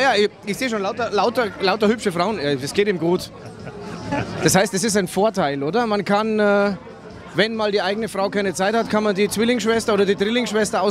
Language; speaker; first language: German; native; German